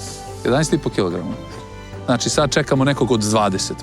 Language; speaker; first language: Croatian; native; Croatian